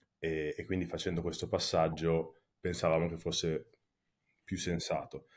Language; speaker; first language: Italian; early bilingual, heritage; Italian